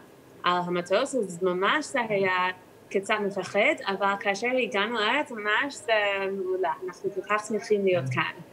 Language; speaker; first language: Hebrew; non-native, learner; English